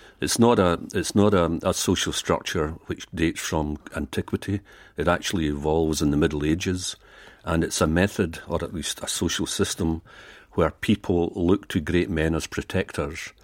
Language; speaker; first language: English; native; English